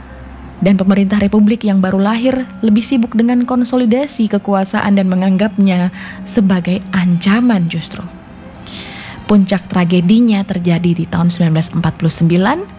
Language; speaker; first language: Indonesian; native; Indonesian